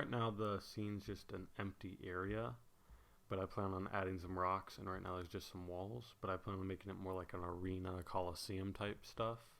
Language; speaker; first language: English; native; English